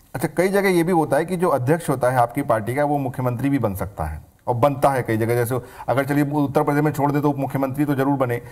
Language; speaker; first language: Hindi; native; Hindi